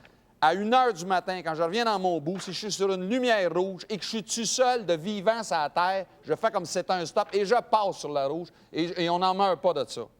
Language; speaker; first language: French; native; French